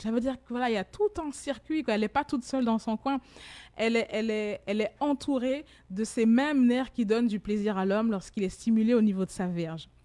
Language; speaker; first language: French; native; French